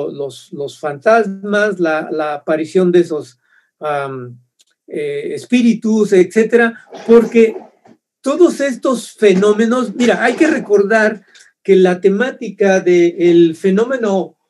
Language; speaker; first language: Spanish; native; Spanish